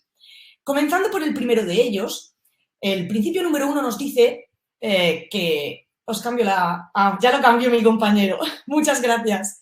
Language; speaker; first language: Spanish; native; Spanish